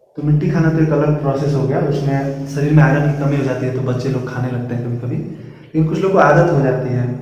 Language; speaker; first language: Hindi; native; Hindi